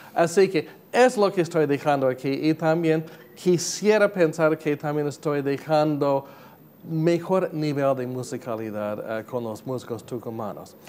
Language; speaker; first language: Spanish; non-native, fluent; English